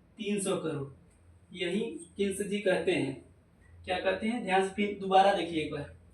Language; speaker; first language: Hindi; native; Hindi